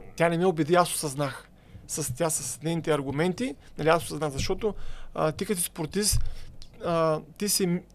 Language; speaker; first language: Bulgarian; native; Bulgarian